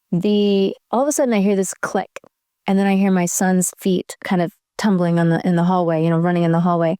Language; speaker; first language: English; native; English